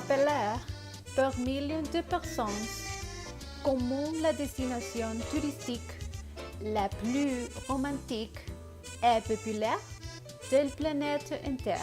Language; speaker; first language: French; non-native, learner; Spanish